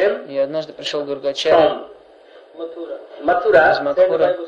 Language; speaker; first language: Russian; non-native, fluent; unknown